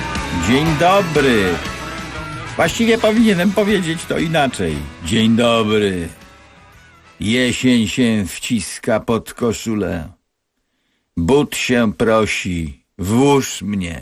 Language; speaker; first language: Polish; native; Polish